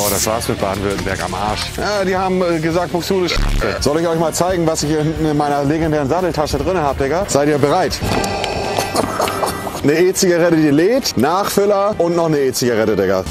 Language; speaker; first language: German; native; German